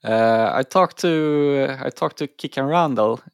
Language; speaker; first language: English; non-native, fluent; Swedish